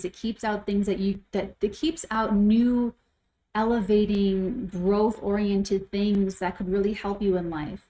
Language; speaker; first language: English; native; English